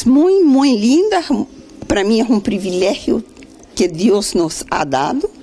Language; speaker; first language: Spanish; non-native, fluent; Portuguese